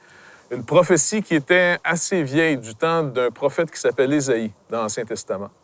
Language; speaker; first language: French; native; French